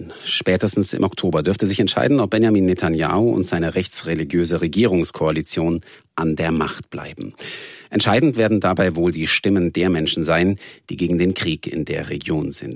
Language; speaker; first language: German; native; German